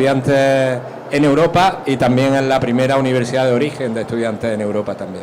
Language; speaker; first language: Spanish; native; Spanish